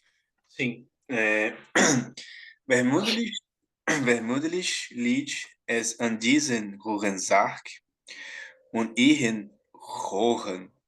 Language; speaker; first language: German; non-native, learner; Portuguese